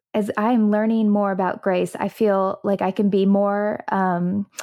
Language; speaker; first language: English; native; English